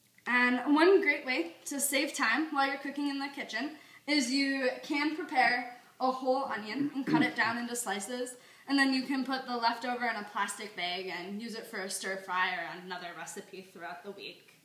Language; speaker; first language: English; native; English